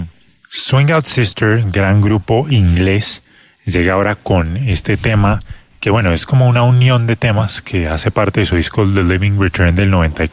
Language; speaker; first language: Spanish; native; Spanish